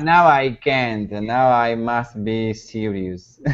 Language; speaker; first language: English; non-native, learner; Italian